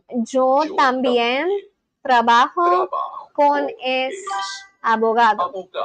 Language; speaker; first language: Spanish; non-native, learner; Bangla